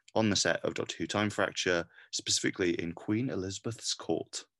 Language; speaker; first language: English; native; English